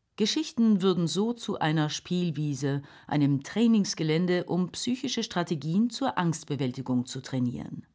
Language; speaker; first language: German; native; German